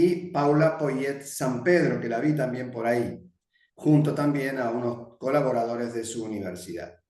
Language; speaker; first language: Spanish; native; Spanish